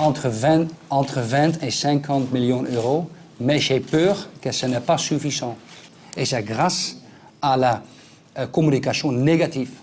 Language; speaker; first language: French; non-native, learner; Dutch